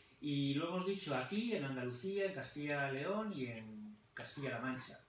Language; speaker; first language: Spanish; native; Spanish